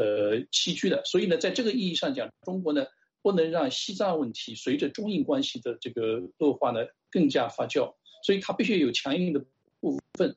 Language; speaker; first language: Chinese; native; Chinese